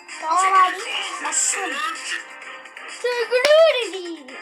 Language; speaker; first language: Turkish; early bilingual, other home language; Arabic